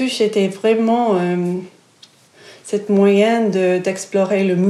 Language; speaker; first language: French; non-native, fluent; English